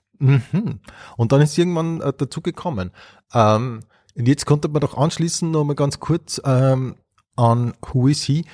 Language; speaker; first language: German; native; German